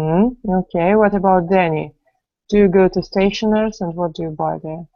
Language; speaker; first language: English; non-native, fluent; Russian